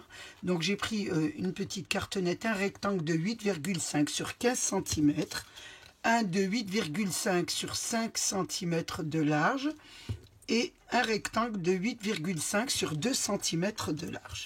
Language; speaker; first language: French; native; French